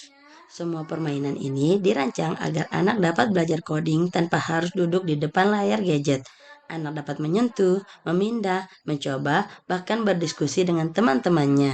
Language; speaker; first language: Indonesian; native; Indonesian